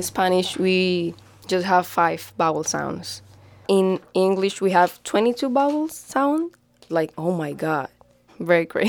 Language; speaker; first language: English; non-native, fluent; Spanish